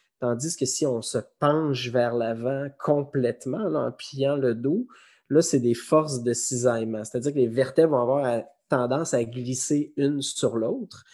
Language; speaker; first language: French; native; French